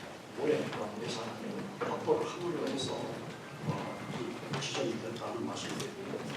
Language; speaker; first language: Korean; native; Korean